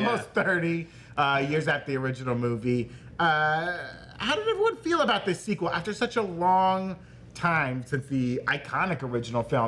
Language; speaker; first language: English; native; English